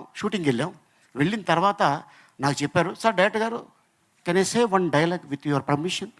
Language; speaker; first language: Telugu; native; Telugu